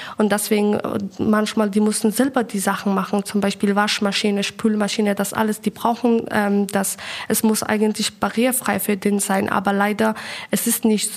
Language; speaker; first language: German; non-native, fluent; Persian